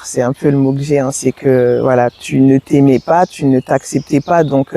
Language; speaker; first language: French; native; French